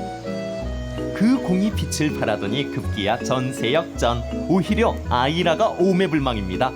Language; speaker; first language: Korean; native; Korean